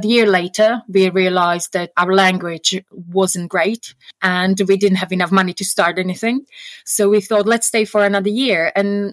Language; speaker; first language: English; non-native, fluent; Slovak